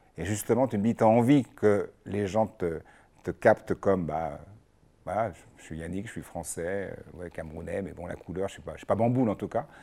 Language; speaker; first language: French; native; French